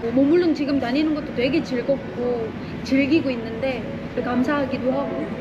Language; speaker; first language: Korean; non-native, fluent; Indonesian